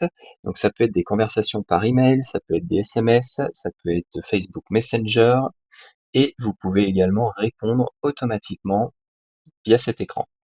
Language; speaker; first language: French; native; French